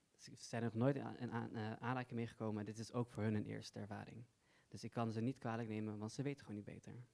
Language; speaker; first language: Dutch; early bilingual, other home language; Persian